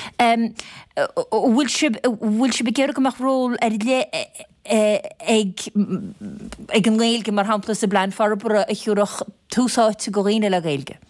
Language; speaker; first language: Irish; native; Irish